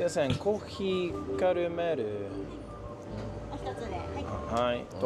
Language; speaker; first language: Japanese; non-native, learner; English